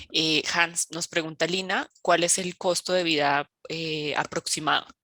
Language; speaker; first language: Spanish; native; Spanish